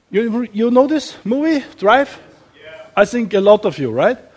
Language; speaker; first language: English; non-native, learner; German